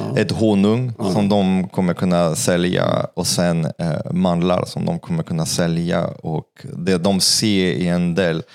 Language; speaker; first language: Swedish; non-native, fluent; French